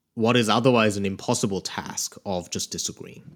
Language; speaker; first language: English; early bilingual, other home language; Korean